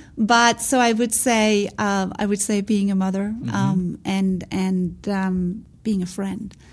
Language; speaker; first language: English; non-native, fluent; Danish